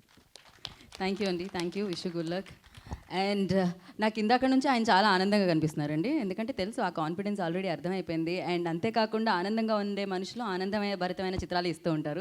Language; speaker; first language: Telugu; native; Telugu